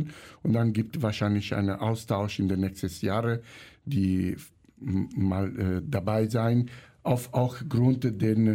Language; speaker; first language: German; non-native, fluent; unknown